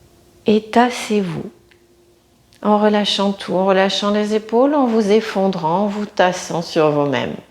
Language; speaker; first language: French; native; French